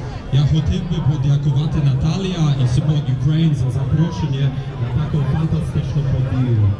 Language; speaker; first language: Ukrainian; non-native, learner; English